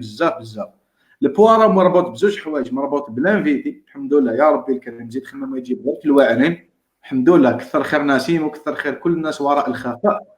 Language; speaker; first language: Arabic; native; Arabic